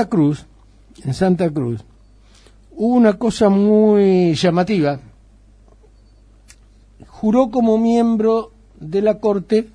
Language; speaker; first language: Spanish; native; Spanish